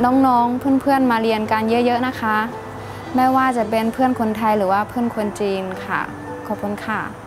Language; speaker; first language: Thai; non-native, learner; Chinese